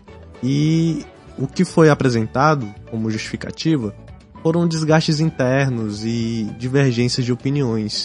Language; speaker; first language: Portuguese; native; Portuguese